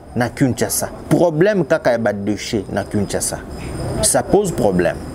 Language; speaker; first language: French; non-native, local second language; Lingala